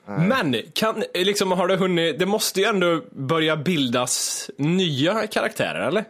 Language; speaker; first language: Swedish; native; Swedish